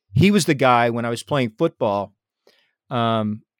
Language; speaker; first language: English; native; English